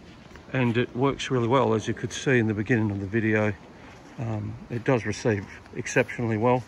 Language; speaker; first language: English; native; English